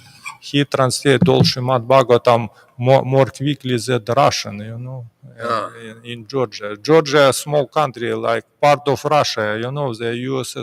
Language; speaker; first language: English; non-native, learner; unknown